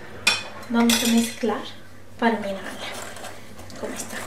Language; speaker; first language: Spanish; non-native, learner; Turkish